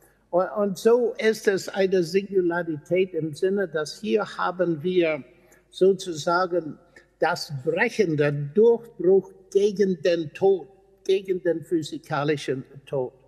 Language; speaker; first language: German; non-native, fluent; English